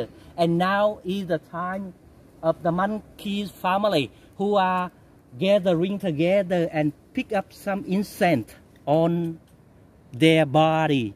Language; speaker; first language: English; non-native, local second language; Vietnamese